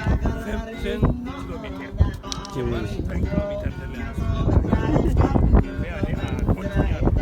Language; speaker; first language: French; non-native, learner; Jarai